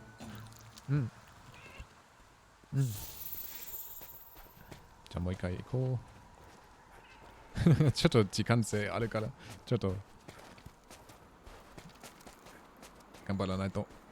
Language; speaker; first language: Japanese; non-native, learner; German